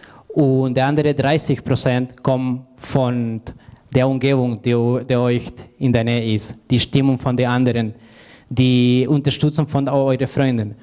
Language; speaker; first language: German; non-native, fluent; Spanish